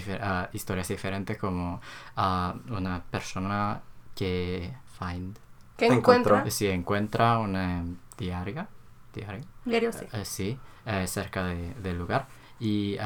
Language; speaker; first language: Spanish; non-native, learner; Korean